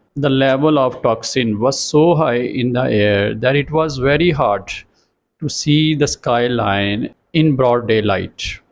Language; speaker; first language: English; non-native, local second language; Urdu